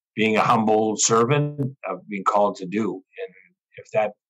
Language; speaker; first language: English; native; English